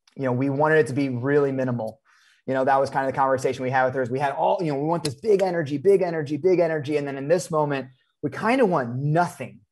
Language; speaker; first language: English; native; English